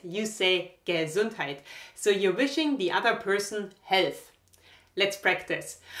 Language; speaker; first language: English; non-native, fluent; German